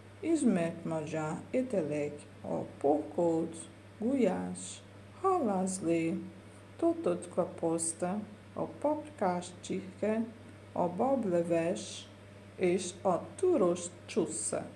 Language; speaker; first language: Hungarian; non-native, learner; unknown